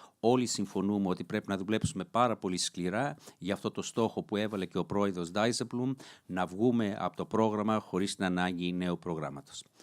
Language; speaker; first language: Greek; early bilingual, heritage; Greek